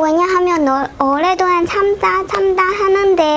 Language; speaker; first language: Korean; non-native, learner; Chinese